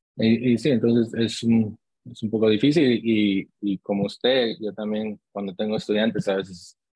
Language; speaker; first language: Spanish; early bilingual, heritage; Spanish